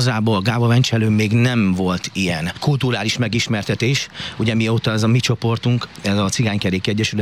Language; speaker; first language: Hungarian; native; Hungarian